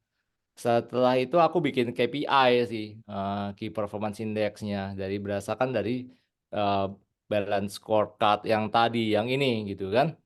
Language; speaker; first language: Indonesian; native; Indonesian